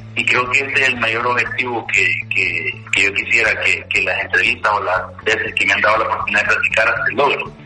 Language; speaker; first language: Spanish; native; Spanish